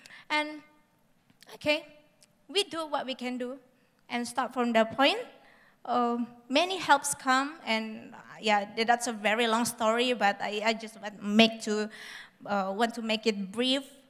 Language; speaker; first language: English; non-native, fluent; Indonesian